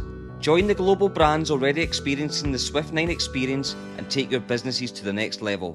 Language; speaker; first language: English; native; English